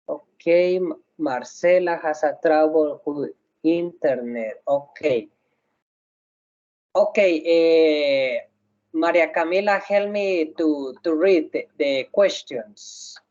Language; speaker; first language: English; non-native, learner; Spanish